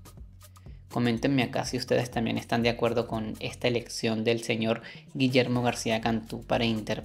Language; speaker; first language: Spanish; native; Spanish